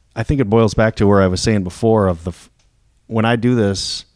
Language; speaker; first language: English; native; English